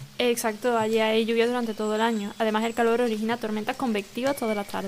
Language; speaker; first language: Spanish; native; Spanish